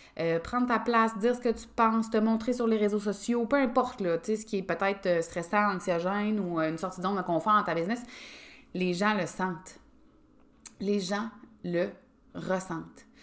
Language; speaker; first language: French; native; French